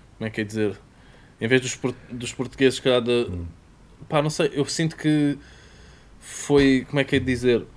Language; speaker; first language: Portuguese; native; Portuguese